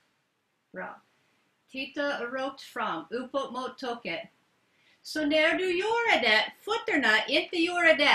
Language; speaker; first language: Swedish; non-native, learner; English